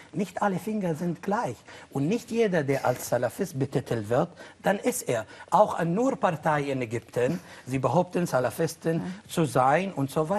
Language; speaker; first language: German; non-native, fluent; Arabic